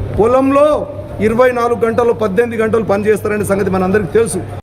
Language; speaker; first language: Telugu; non-native, local second language; Lambadi